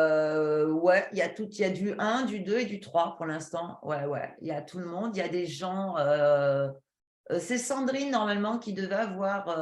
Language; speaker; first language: French; native; French